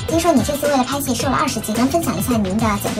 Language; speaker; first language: Chinese; native; Chinese